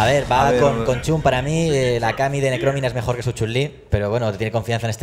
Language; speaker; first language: Spanish; native; Spanish